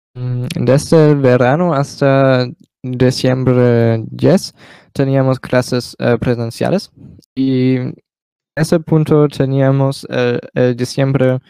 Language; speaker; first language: Spanish; non-native, learner; German